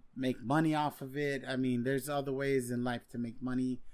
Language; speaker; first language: English; non-native, fluent; Spanish